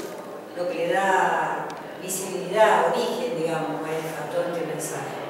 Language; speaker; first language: Spanish; native; Spanish